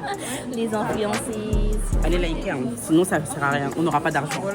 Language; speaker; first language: French; native; French